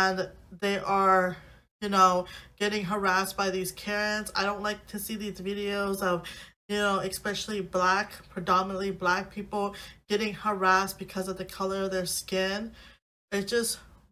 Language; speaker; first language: English; native; English